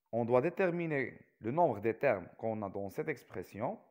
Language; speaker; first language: French; non-native, local second language; Arabic